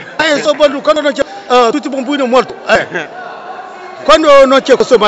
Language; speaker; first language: Italian; non-native, learner; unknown